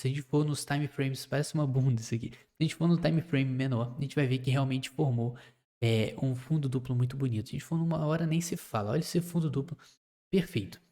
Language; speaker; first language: Portuguese; native; Portuguese